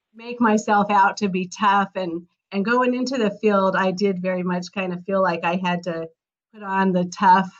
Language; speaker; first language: English; native; English